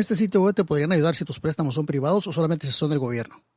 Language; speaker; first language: Spanish; native; Spanish